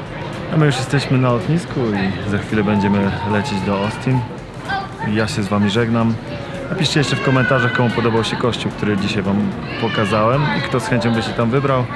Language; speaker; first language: Polish; native; Polish